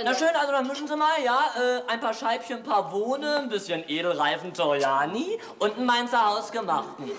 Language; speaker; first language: German; native; German